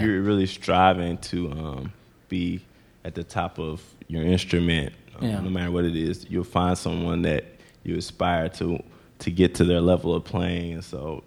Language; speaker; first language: English; native; English